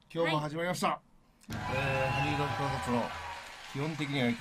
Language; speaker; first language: Japanese; native; Japanese